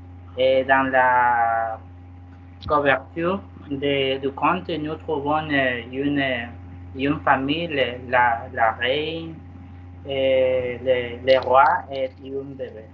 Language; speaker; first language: French; non-native, learner; Spanish